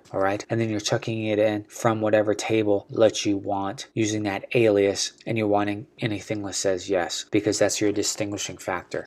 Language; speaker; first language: English; native; English